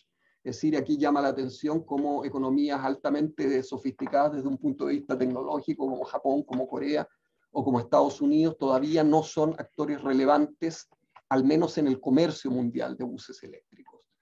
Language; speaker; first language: Spanish; native; Spanish